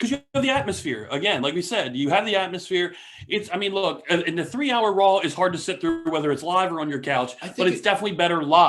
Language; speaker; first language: English; native; English